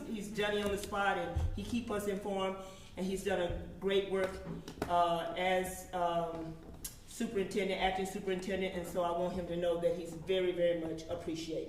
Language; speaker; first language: English; native; English